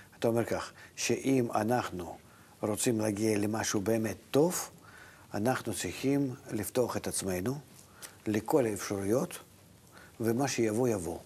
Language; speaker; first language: Hebrew; non-native, fluent; Russian